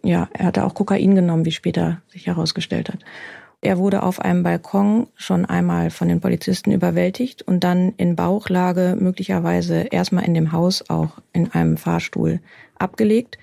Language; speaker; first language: German; native; German